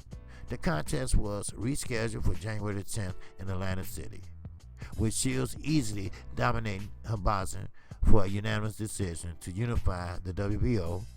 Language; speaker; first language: English; native; English